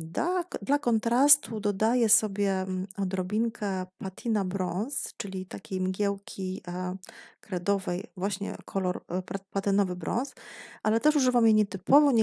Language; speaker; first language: Polish; native; Polish